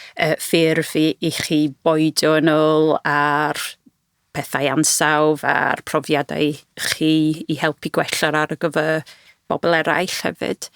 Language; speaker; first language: Welsh; non-native, fluent; English